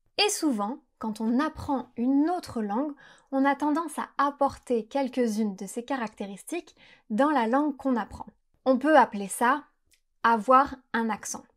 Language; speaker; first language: French; native; French